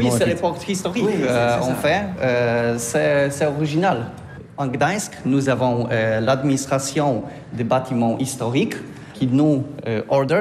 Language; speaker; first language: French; non-native, learner; Polish